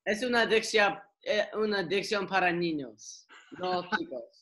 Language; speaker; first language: Spanish; non-native, learner; English